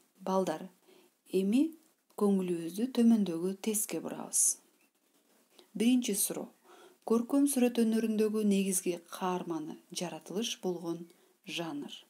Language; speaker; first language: Kyrgyz; non-native, local second language; Uzbek